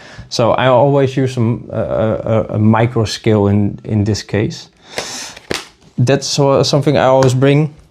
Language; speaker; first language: English; non-native, fluent; Dutch